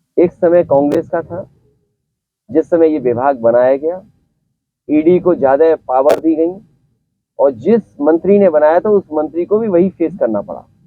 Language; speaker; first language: Hindi; native; Hindi